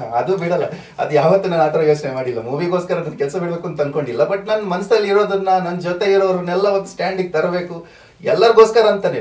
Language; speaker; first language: Kannada; non-native, local second language; Tulu